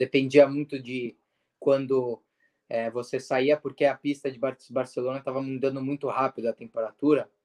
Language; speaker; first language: Portuguese; early bilingual, heritage; Portuguese